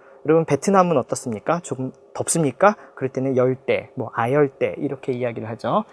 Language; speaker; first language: Korean; native; Korean